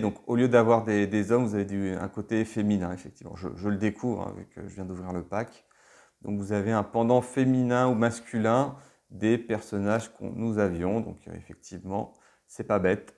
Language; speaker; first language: French; native; French